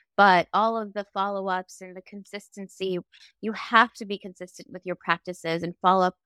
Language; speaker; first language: English; native; English